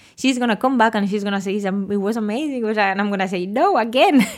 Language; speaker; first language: English; non-native, fluent; Spanish